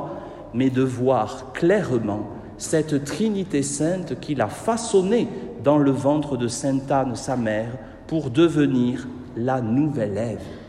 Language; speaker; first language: French; native; French